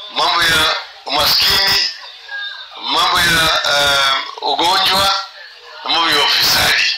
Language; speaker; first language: Swahili; non-native, local second language; Luo (Kenya and Tanzania)